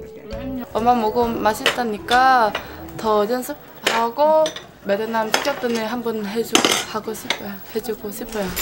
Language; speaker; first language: Korean; non-native, learner; Vietnamese